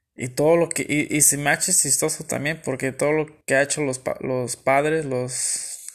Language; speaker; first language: Spanish; early bilingual, heritage; Spanish